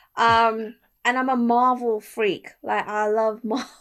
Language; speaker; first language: English; native; English